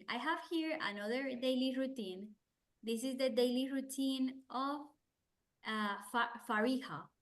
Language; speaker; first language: English; non-native, fluent; Spanish